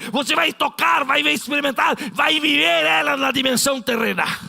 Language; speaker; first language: Portuguese; non-native, fluent; Spanish